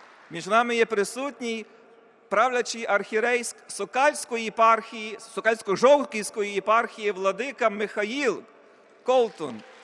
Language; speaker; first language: Ukrainian; native; Ukrainian